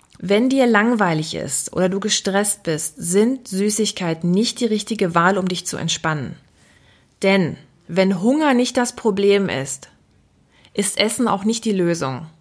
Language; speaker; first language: German; native; German